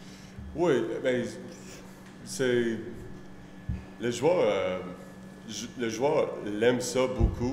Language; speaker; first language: French; non-native, learner; English